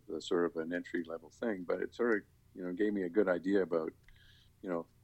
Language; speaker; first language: English; native; English